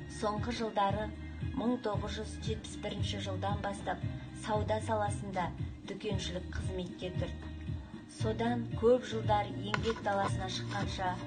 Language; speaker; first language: Kazakh; native; Kazakh